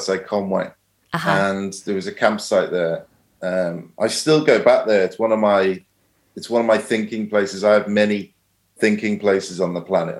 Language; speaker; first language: English; native; English